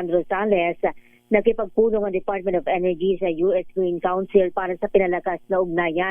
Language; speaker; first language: Filipino; native; Filipino